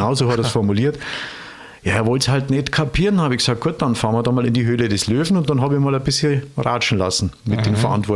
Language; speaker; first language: German; native; German